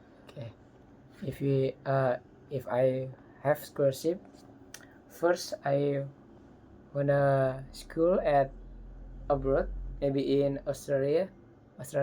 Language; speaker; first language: English; non-native, learner; Indonesian